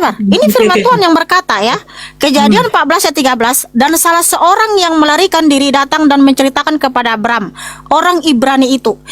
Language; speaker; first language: Indonesian; native; Indonesian